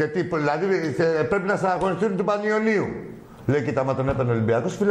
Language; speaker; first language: Greek; native; Greek